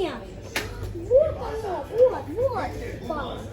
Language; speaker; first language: Russian; early bilingual, heritage; Russian